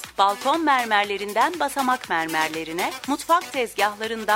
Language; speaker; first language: Turkish; native; Turkish